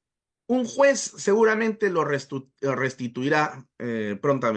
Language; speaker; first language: Spanish; native; Spanish